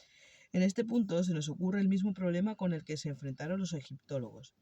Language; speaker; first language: Spanish; native; Spanish